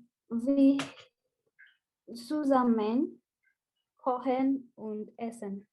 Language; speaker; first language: German; non-native, learner; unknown